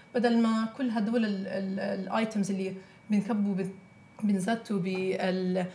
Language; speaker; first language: Arabic; native; Arabic